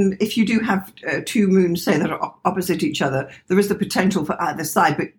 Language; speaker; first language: English; native; English